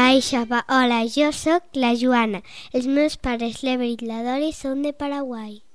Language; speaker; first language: Catalan; early bilingual, other home language; Spanish